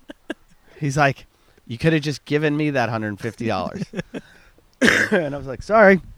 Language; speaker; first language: English; native; English